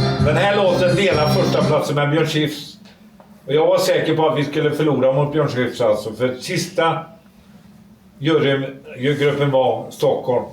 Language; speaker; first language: Swedish; native; Swedish